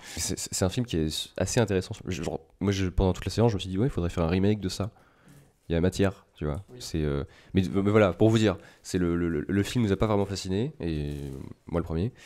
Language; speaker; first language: French; native; French